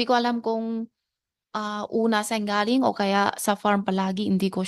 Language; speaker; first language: Filipino; non-native, learner; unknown